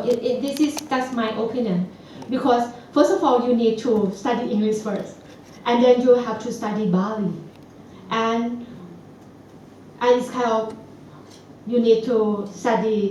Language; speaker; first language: English; non-native, fluent; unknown